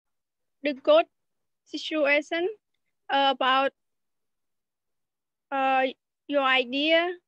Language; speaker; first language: English; non-native, learner; Khmer